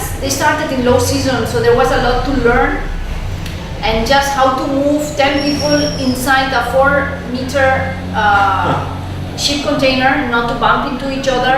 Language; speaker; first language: English; non-native, fluent; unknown